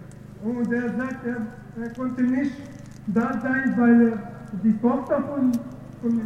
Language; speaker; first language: German; non-native, learner; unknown